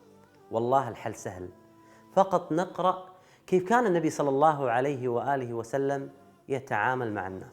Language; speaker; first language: Arabic; native; Arabic